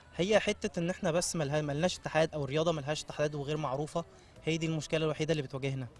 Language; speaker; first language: Egyptian Arabic; native; Egyptian Arabic